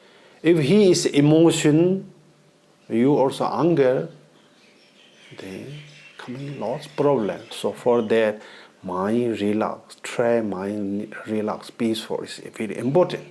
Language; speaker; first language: English; non-native, learner; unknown